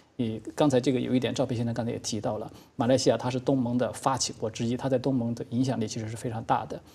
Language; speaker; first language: Chinese; native; Chinese